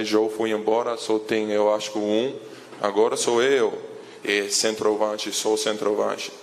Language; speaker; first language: Portuguese; non-native, learner; English